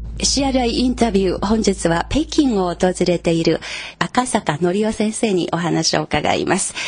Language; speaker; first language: Japanese; non-native, fluent; Chinese